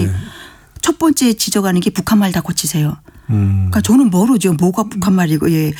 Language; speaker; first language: Korean; native; Korean